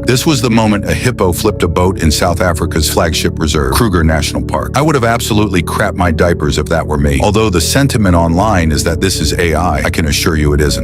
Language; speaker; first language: English; native; English